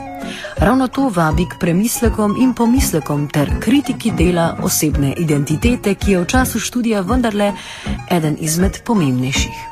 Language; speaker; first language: Slovenian; native; Slovenian